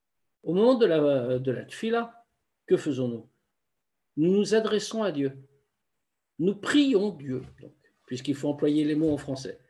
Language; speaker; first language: French; native; French